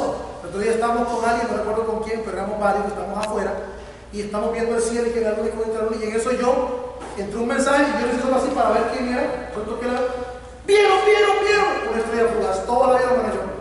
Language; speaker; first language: Spanish; native; Spanish